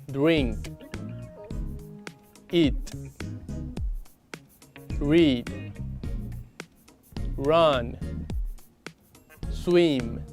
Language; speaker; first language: English; non-native, fluent; Spanish